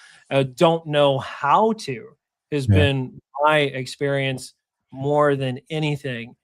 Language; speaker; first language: English; native; English